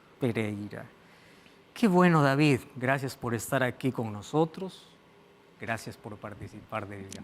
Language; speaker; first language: Spanish; non-native, fluent; Portuguese